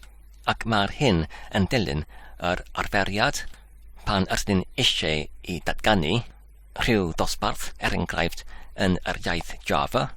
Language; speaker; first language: Welsh; non-native, learner; English